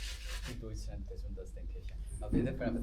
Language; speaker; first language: German; non-native, fluent; Korean